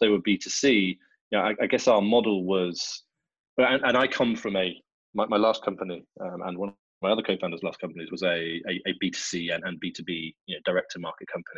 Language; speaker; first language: English; native; English